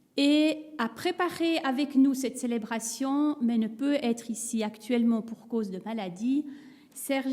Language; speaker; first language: French; native; French